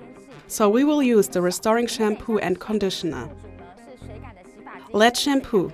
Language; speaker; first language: English; non-native, fluent; Chinese